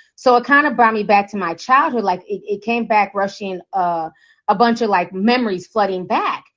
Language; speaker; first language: English; native; English